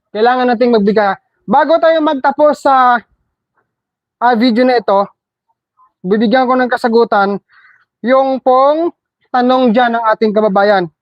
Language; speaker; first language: Filipino; non-native, local second language; Cebuano